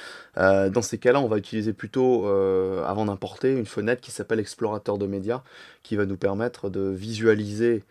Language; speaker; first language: French; native; French